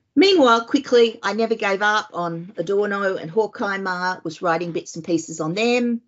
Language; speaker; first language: English; native; English